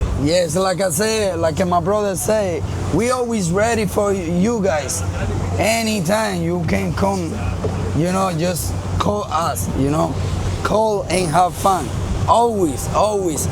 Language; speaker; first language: English; non-native, learner; Spanish